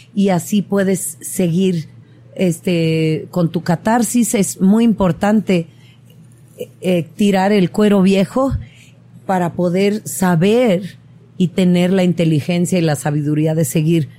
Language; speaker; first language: Spanish; native; Spanish